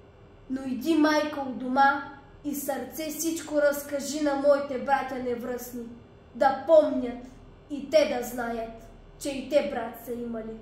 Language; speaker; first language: Bulgarian; native; Bulgarian